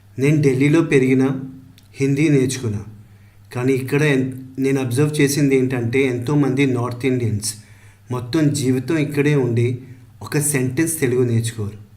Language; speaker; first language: Telugu; early bilingual, heritage; Telugu